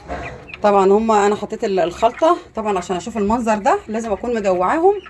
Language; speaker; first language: Arabic; native; Arabic